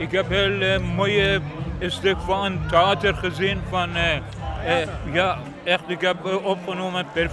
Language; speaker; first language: Dutch; non-native, learner; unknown